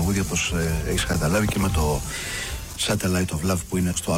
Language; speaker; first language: Greek; non-native, local second language; English